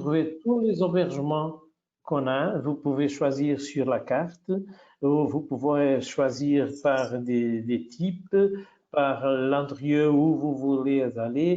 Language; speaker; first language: French; non-native, fluent; Portuguese